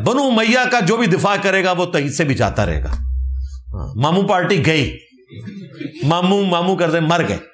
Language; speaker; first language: Urdu; non-native, local second language; Punjabi